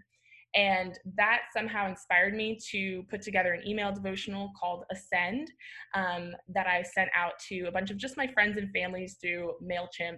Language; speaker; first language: English; native; English